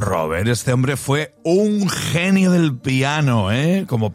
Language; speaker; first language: Spanish; native; Spanish